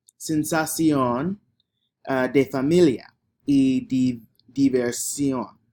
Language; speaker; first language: Spanish; non-native, learner; English